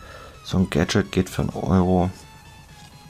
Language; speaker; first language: German; native; German